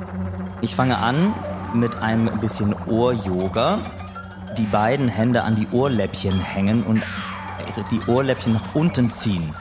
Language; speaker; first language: German; native; German